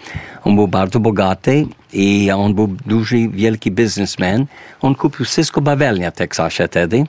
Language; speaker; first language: Polish; early bilingual, heritage; English